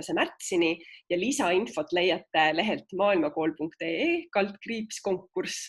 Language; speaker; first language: Estonian; native; Estonian